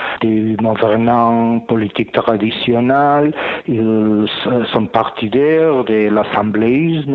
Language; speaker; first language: French; non-native, learner; Catalan